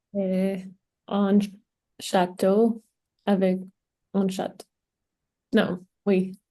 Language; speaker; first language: French; non-native, learner; Spanish